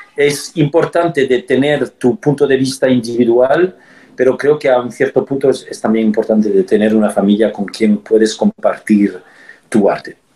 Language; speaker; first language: Spanish; early bilingual, heritage; Spanish